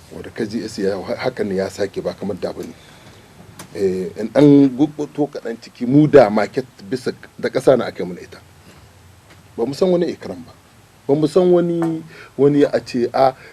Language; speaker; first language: Hausa; native; Hausa